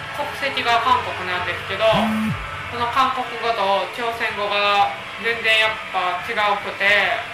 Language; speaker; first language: Japanese; native; Japanese